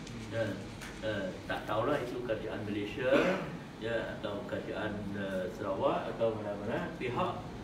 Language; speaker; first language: Indonesian; non-native, learner; Khmer